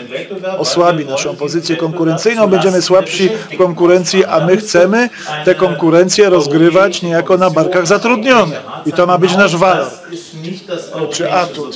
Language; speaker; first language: Polish; native; Polish